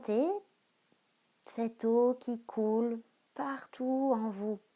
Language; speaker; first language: French; native; French